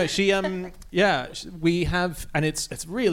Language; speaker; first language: English; native; English